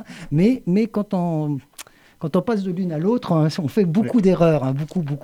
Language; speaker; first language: French; native; French